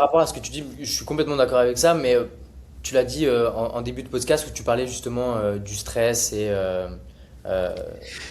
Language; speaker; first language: French; native; French